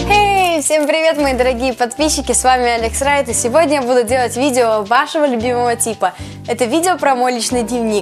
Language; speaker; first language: Russian; native; Russian